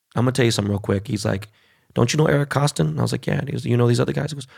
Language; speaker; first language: English; early bilingual, other home language; Spanish